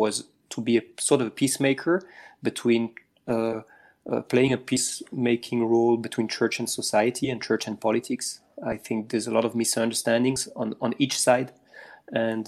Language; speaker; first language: English; non-native, fluent; French